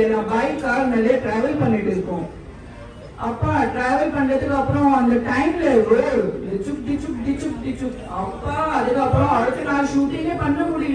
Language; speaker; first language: Tamil; non-native, fluent; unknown